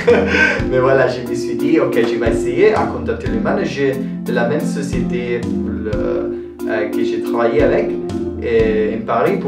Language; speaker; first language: French; non-native, learner; Italian